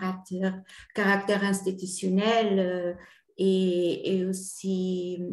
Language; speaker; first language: French; non-native, fluent; Portuguese